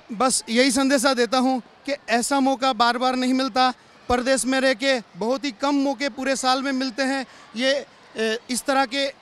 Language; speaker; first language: Hindi; non-native, local second language; Gujarati